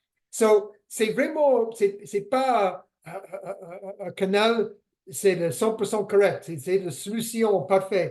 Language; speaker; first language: French; non-native, fluent; English